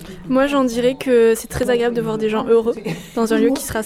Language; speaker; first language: French; native; French